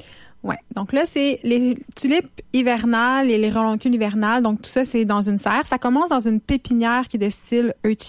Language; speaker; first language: French; native; French